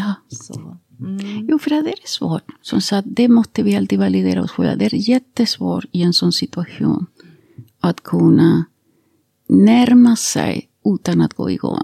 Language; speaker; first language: Swedish; non-native, fluent; Spanish